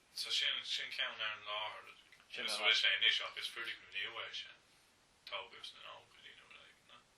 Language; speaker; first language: Irish; native; Irish